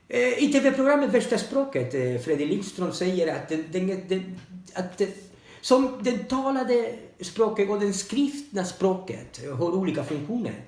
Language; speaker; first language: Swedish; non-native, learner; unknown